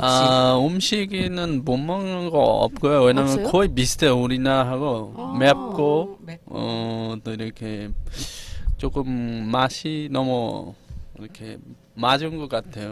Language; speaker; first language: Korean; non-native, fluent; Bangla